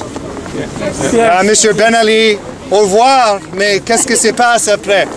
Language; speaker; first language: French; non-native, fluent; English